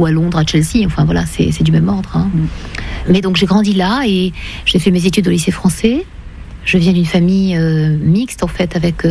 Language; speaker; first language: French; native; French